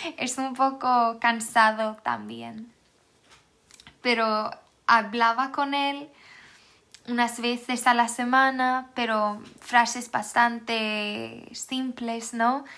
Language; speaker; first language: Spanish; non-native, fluent; Swedish